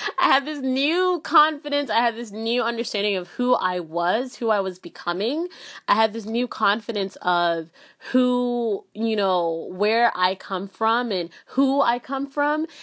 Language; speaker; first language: English; early bilingual, other home language; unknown